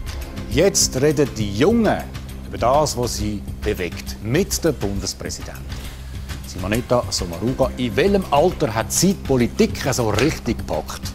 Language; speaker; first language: German; native; German